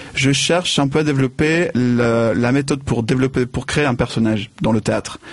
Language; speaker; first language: French; non-native, fluent; Spanish